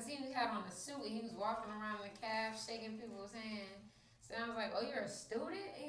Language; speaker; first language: English; native; English